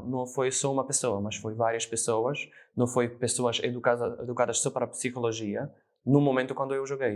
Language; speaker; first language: Portuguese; non-native, fluent; Slovak